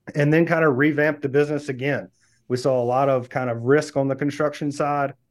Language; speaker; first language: English; native; English